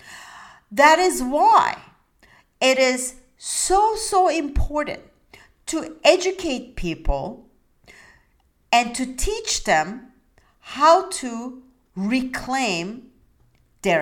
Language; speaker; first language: English; non-native, fluent; Turkish